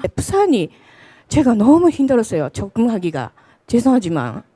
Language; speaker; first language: Korean; non-native, fluent; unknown